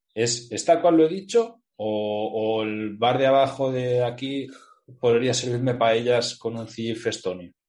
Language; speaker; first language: Spanish; native; Spanish